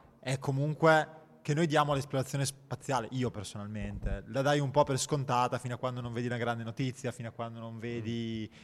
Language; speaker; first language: Italian; native; Italian